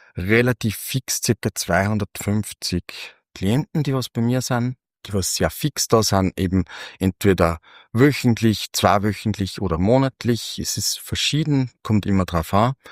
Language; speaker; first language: German; native; German